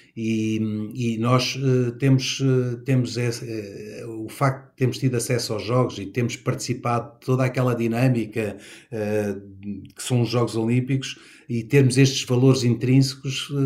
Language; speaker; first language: Portuguese; native; Portuguese